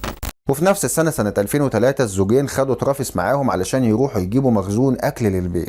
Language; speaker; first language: Arabic; native; Arabic